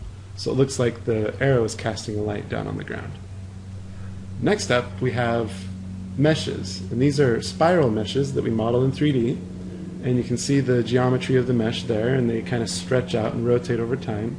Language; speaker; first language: English; native; English